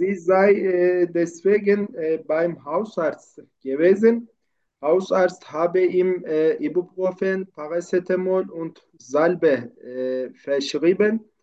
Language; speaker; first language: German; non-native, learner; Turkish